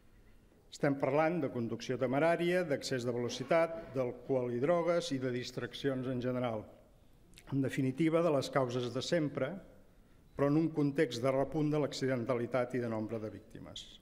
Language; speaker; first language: Catalan; native; Catalan